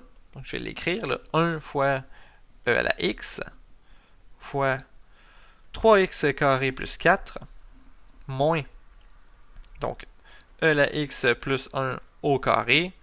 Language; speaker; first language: French; native; French